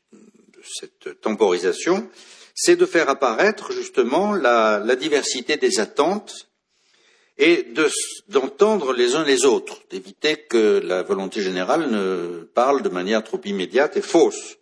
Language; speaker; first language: French; native; French